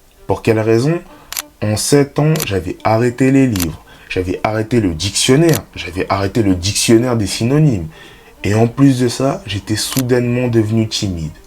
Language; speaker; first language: French; native; French